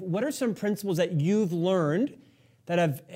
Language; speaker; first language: English; native; English